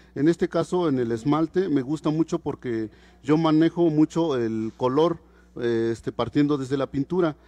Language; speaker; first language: Spanish; non-native, local second language; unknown